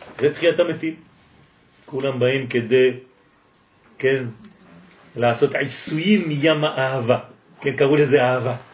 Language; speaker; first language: Hebrew; non-native, fluent; French